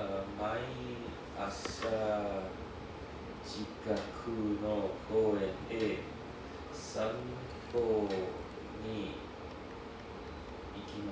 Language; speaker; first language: Japanese; non-native, learner; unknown